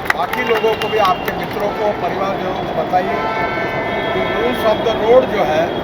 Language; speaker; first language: Hindi; non-native, local second language; Marathi